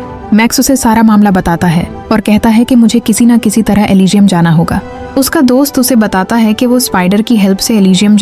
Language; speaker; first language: Hindi; native; Hindi